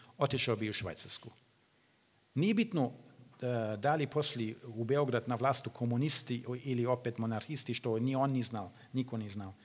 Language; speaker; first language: Serbian; non-native, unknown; German